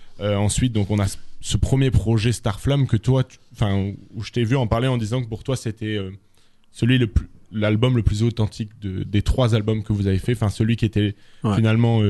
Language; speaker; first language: French; native; French